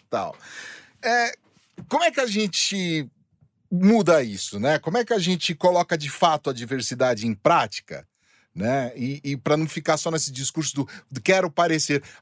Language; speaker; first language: Portuguese; native; Portuguese